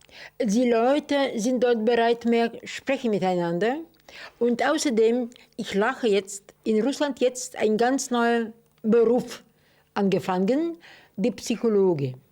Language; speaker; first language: German; non-native, fluent; Russian